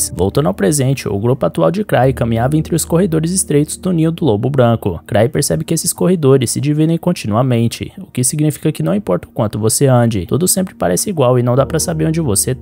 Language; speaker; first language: Portuguese; native; Portuguese